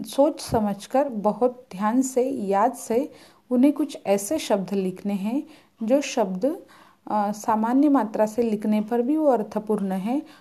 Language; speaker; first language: Hindi; non-native, local second language; Marathi